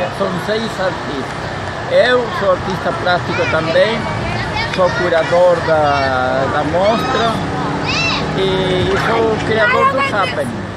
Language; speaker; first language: Portuguese; non-native, fluent; Spanish